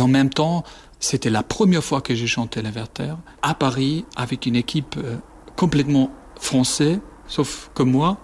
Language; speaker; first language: French; non-native, fluent; German